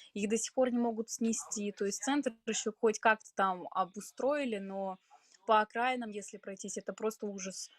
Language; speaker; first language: Russian; native; Russian